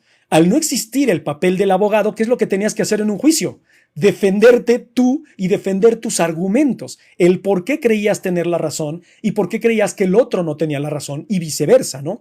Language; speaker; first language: Spanish; native; Spanish